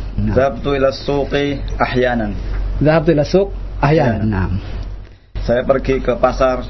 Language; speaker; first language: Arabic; non-native, learner; Indonesian